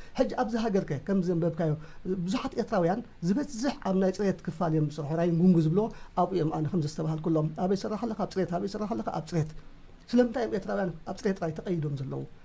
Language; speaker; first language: Tigrinya; native; Tigrinya